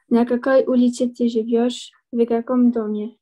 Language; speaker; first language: Russian; non-native, learner; French